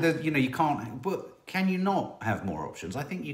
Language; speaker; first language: English; native; English